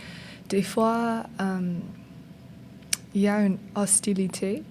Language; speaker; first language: French; non-native, learner; English